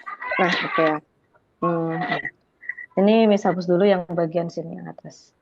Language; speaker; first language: Indonesian; native; Indonesian